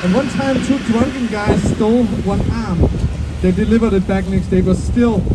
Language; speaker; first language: English; non-native, fluent; Danish